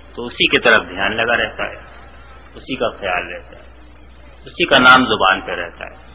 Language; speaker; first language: Urdu; native; Urdu